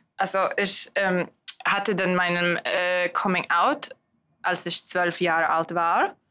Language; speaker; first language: German; non-native, learner; Swedish